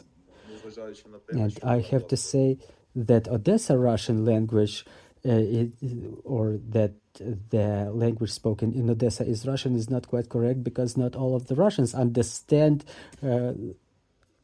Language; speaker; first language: English; non-native, fluent; Russian